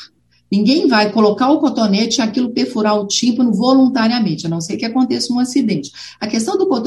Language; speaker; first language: Portuguese; native; Portuguese